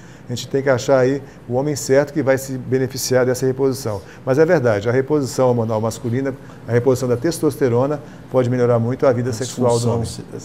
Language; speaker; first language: Portuguese; native; Portuguese